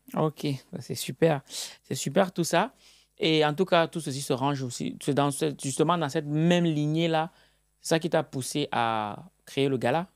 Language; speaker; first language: French; native; French